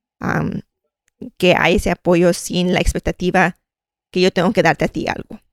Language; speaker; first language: Spanish; early bilingual, heritage; English